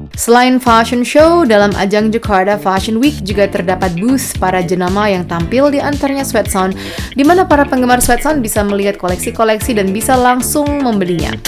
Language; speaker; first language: Indonesian; native; Indonesian